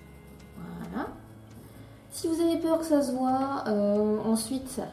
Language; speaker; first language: French; native; French